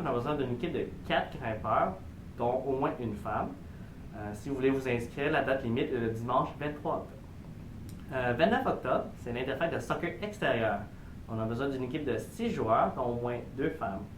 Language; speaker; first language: French; native; French